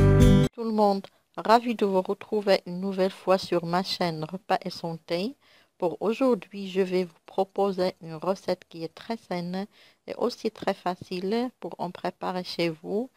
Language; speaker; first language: French; non-native, local second language; Arabic